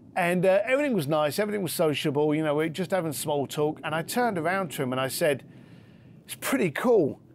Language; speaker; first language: English; native; English